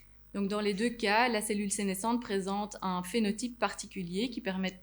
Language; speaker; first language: French; native; French